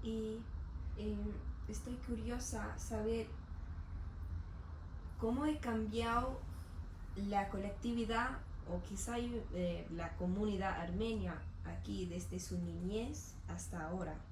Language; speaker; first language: Spanish; non-native, learner; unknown